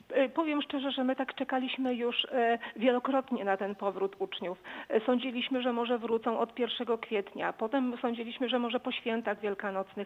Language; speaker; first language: Polish; native; Polish